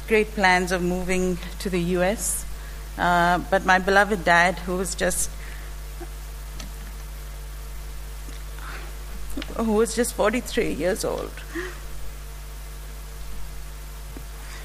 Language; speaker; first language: English; non-native, local second language; Malayalam